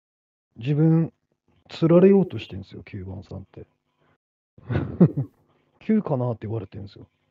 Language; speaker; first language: Japanese; native; Japanese